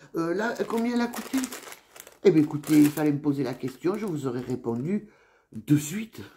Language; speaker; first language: French; native; French